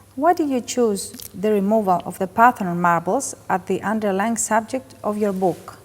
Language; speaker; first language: English; non-native, fluent; Greek